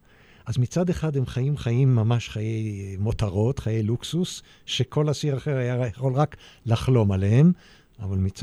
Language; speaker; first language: Hebrew; native; Hebrew